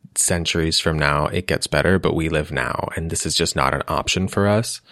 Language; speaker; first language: English; native; English